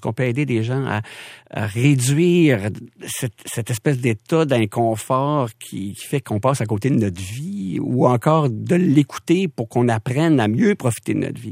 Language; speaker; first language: French; native; French